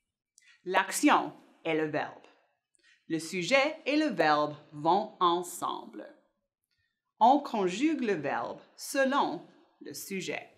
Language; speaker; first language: French; non-native, fluent; English